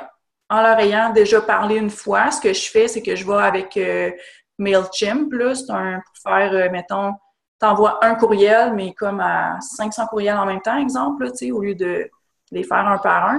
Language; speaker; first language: French; native; French